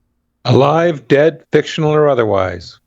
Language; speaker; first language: English; native; English